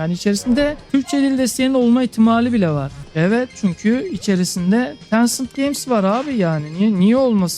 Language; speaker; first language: Turkish; native; Turkish